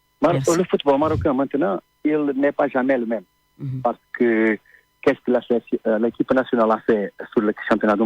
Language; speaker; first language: French; non-native, learner; Portuguese